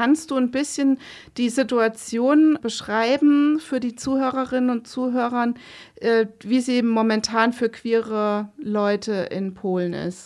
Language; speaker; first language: German; native; German